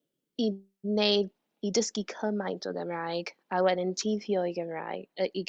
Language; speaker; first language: Welsh; non-native, fluent; English